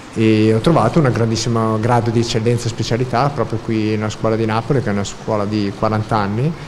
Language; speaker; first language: Italian; native; Italian